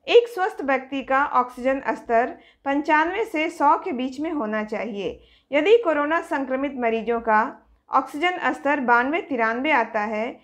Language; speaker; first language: Hindi; native; Hindi